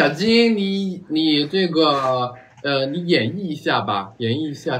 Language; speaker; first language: Chinese; native; Chinese